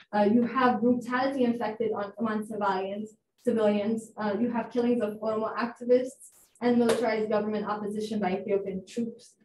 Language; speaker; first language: English; non-native, fluent; Amharic